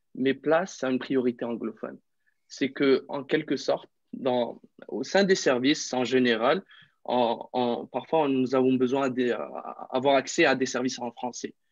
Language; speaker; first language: French; non-native, local second language; Arabic